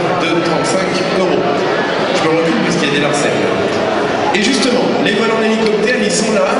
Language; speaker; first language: French; native; French